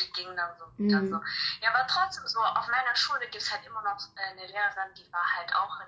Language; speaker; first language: German; early bilingual, other home language; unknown